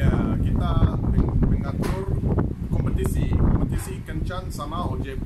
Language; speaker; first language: Indonesian; non-native, fluent; English